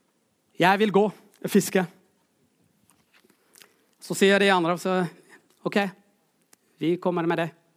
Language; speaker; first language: Norwegian; non-native, fluent; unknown